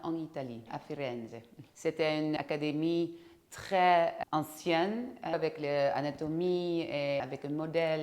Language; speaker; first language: French; non-native, fluent; Dutch